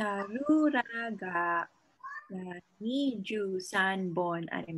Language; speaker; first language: Japanese; non-native, learner; Filipino